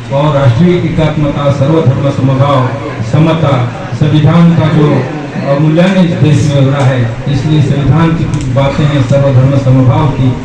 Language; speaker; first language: Hindi; non-native, local second language; Marathi